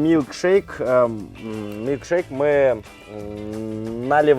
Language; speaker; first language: Russian; native; Russian